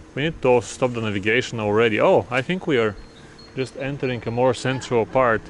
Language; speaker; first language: English; non-native, fluent; Bulgarian